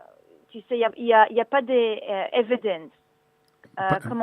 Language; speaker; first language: French; non-native, learner; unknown